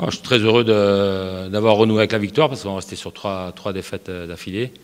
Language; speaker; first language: French; native; French